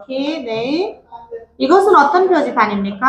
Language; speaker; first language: Korean; non-native, fluent; Nepali